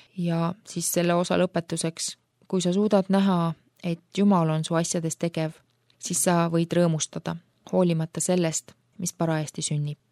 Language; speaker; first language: Estonian; native; Estonian